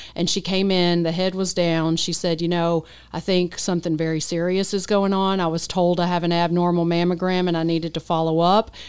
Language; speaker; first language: English; native; English